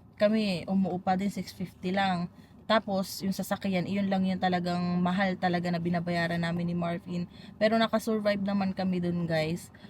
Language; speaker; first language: Filipino; native; Filipino